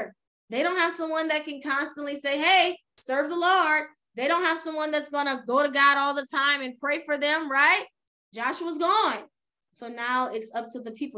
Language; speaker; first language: English; native; English